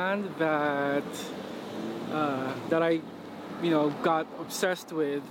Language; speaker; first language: English; non-native, local second language; Filipino